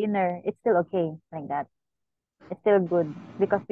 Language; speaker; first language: English; non-native, local second language; Cebuano